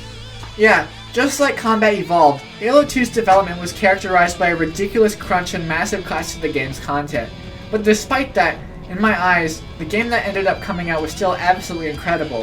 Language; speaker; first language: English; native; English